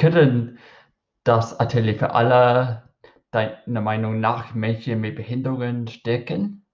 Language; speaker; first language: German; non-native, learner; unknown